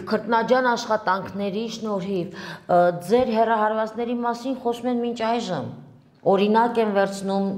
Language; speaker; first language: Armenian; native; Armenian